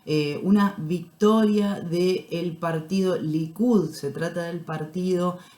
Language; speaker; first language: Spanish; native; Spanish